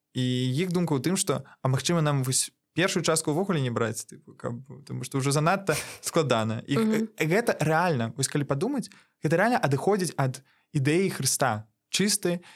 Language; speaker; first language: Belarusian; non-native, local second language; Russian